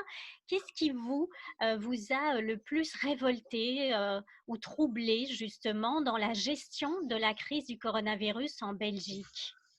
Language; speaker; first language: French; native; French